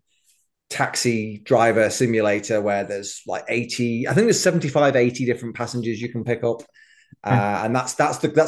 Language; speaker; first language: English; native; English